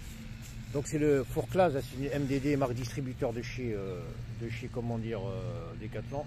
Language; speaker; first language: French; non-native, local second language; Arabic